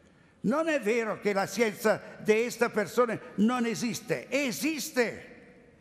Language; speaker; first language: Spanish; non-native, learner; Italian